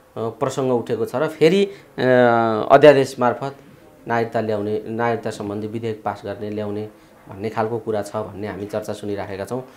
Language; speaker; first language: Nepali; native; Nepali